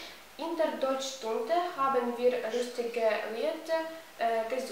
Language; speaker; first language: German; non-native, learner; Ukrainian